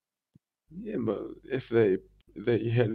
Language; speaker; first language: English; non-native, learner; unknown